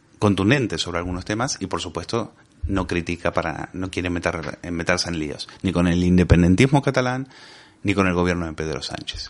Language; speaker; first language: Spanish; native; Spanish